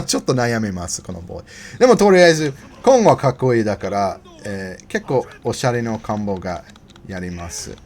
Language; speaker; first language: Japanese; non-native, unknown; English